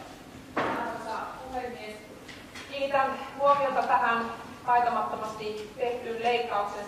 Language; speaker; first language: Finnish; native; Finnish